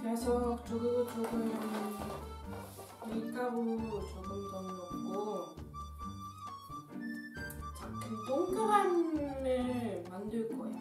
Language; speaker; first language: Korean; non-native, learner; Dutch